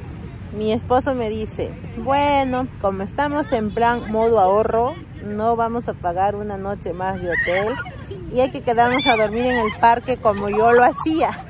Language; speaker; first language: Spanish; native; Spanish